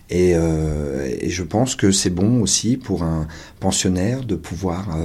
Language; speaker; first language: French; native; French